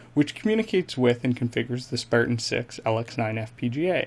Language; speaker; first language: English; native; English